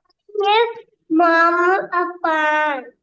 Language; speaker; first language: English; non-native, learner; Urdu